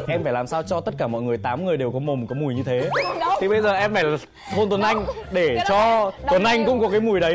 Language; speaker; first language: Vietnamese; native; Vietnamese